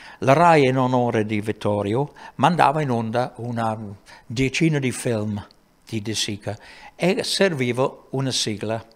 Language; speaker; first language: Italian; non-native, fluent; English